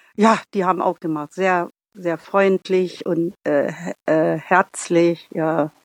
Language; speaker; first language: German; non-native, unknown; Vietnamese